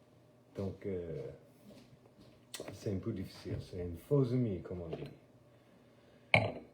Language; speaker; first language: French; non-native, fluent; English